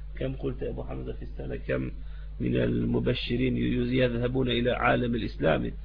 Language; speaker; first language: Arabic; non-native, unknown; Turkish